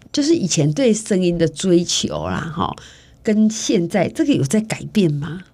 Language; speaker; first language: Chinese; native; Chinese